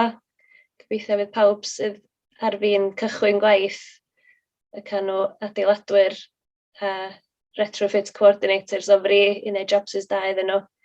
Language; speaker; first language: Welsh; native; Welsh